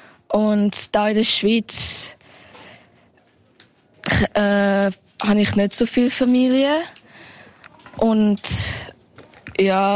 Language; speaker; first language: German; early bilingual, heritage; Thai